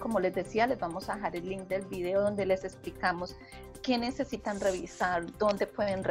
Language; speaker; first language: Spanish; native; Spanish